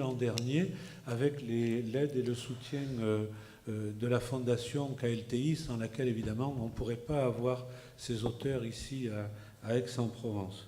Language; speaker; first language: French; native; French